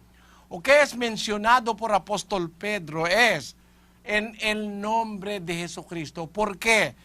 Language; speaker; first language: Spanish; non-native, fluent; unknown